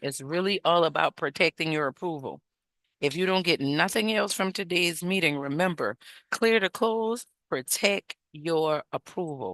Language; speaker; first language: English; native; English